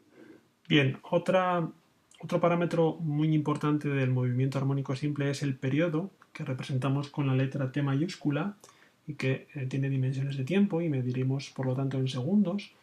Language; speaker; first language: Spanish; native; Spanish